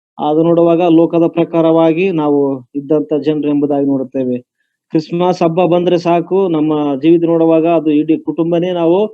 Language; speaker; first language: Kannada; native; Kannada